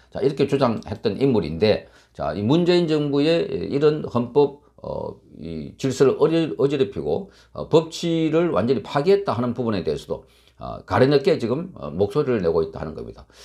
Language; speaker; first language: Korean; native; Korean